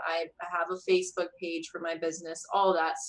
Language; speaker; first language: English; native; English